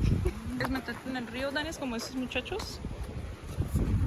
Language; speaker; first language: Spanish; early bilingual, heritage; Spanish